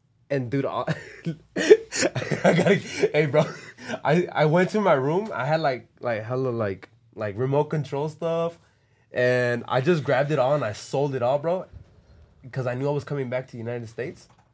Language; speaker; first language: English; early bilingual, other home language; Spanish